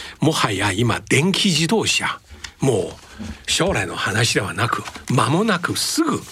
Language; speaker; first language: Japanese; non-native, fluent; Chinese